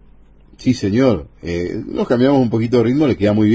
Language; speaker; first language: Spanish; native; Spanish